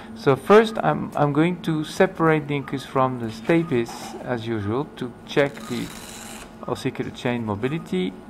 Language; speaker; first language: English; non-native, fluent; French